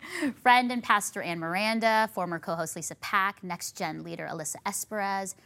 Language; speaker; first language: English; native; English